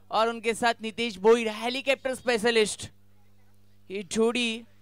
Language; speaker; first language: Hindi; non-native, local second language; Marathi